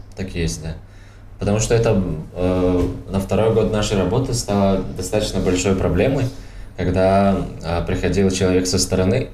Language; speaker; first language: Russian; non-native, local second language; Tajik